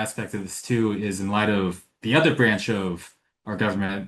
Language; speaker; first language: English; native; English